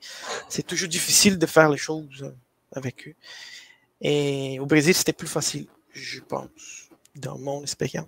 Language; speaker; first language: French; non-native, fluent; Portuguese